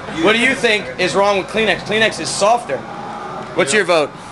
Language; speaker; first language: English; native; English